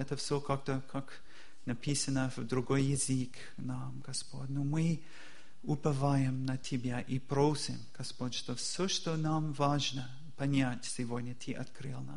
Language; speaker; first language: Russian; non-native, fluent; English